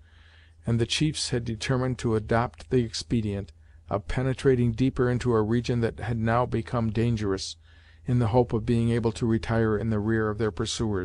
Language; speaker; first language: English; native; English